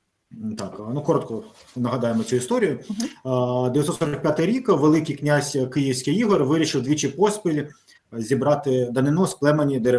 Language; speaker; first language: Ukrainian; native; Ukrainian